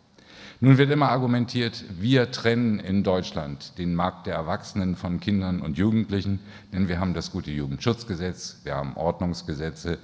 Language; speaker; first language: German; native; German